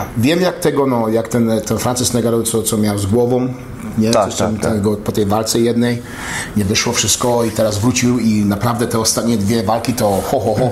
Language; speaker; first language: Polish; native; Polish